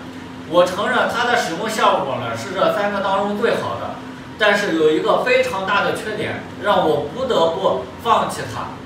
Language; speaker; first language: Chinese; native; Chinese